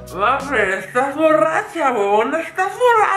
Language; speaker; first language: Spanish; native; Spanish